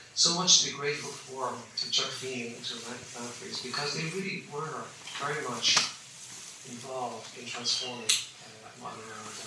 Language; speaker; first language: English; native; English